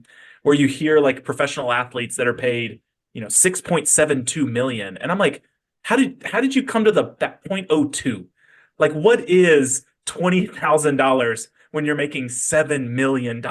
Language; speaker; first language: English; native; English